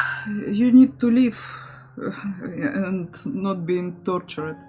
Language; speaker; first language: English; non-native, learner; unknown